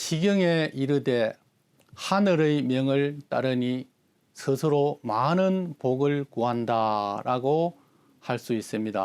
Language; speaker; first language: Korean; native; Korean